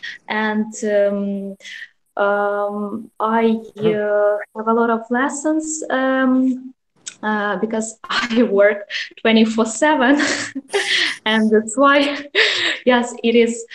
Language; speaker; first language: English; non-native, learner; Russian